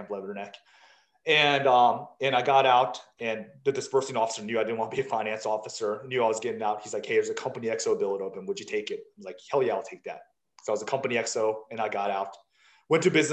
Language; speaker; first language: English; early bilingual, other home language; Chinese